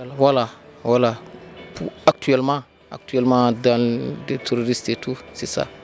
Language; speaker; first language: French; non-native, learner; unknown